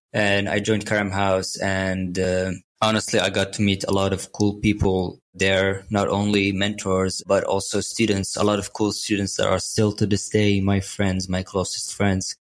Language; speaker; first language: English; non-native, fluent; Arabic